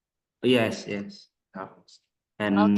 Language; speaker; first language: English; non-native, learner; Indonesian